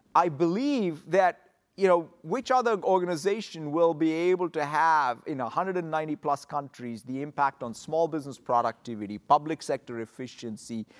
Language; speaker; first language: English; non-native, local second language; Telugu